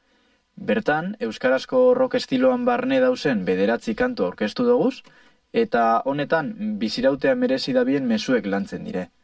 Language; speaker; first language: Basque; native; Basque